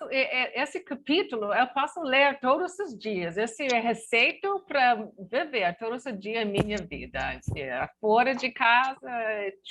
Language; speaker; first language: Portuguese; non-native, learner; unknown